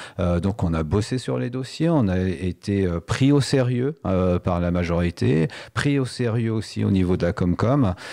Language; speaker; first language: French; native; French